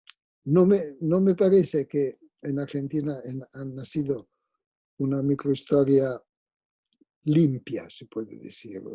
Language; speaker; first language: Spanish; non-native, fluent; Italian